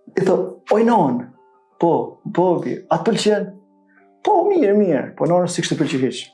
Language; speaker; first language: Albanian; native; Albanian